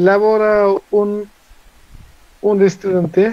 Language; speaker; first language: Italian; non-native, learner; Bangla